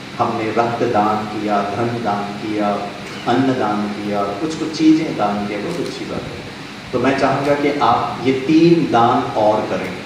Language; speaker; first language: Hindi; non-native, local second language; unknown